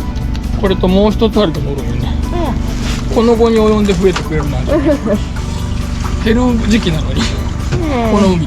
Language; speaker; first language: Japanese; native; Japanese